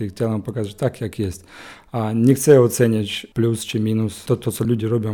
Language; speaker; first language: Polish; non-native, learner; Ukrainian